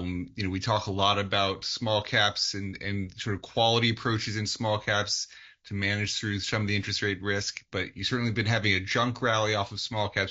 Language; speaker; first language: English; native; English